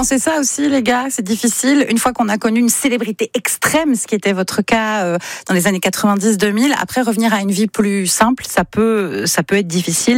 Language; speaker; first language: French; native; French